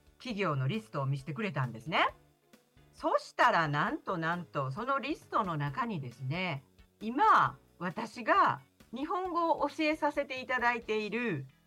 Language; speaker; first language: Japanese; native; Japanese